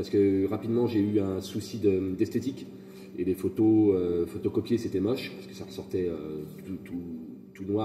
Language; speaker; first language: French; native; French